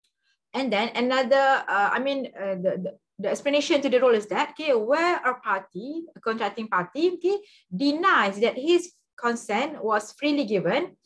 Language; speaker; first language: English; non-native, local second language; Malay